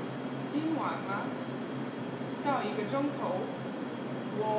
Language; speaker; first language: Chinese; non-native, learner; English